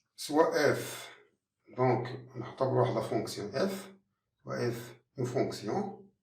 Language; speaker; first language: French; non-native, local second language; Arabic